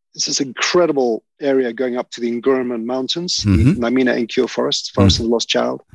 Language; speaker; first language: English; native; English